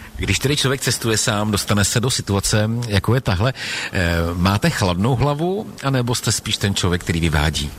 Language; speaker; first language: Czech; native; Czech